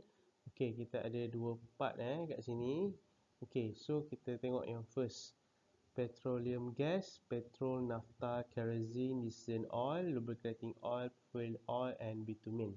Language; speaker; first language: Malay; native; Malay